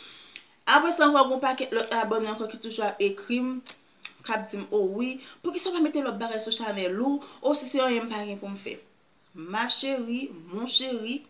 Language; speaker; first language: French; non-native, local second language; Haitian Creole